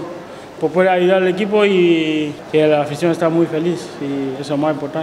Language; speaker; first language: Spanish; non-native, fluent; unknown